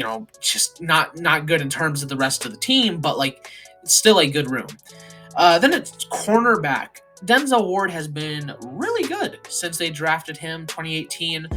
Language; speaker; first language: English; native; English